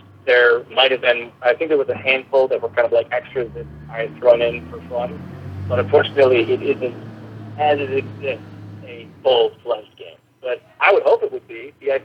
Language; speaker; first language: English; native; English